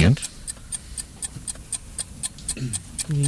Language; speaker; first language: Russian; native; Russian